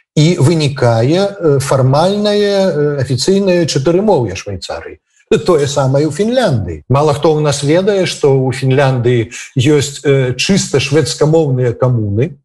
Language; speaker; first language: Belarusian; native; Belarusian